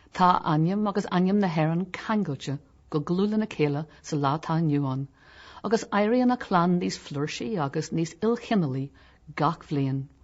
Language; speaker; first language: Irish; non-native, local second language; English